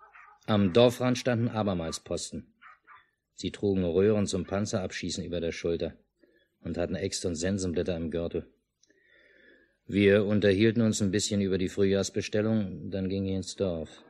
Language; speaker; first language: German; native; German